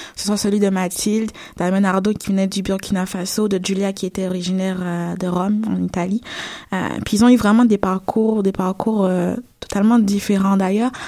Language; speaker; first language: French; native; French